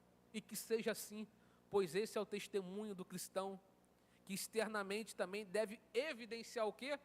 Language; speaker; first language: Portuguese; native; Portuguese